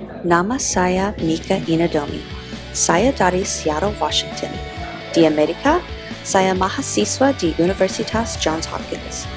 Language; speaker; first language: Indonesian; non-native, learner; English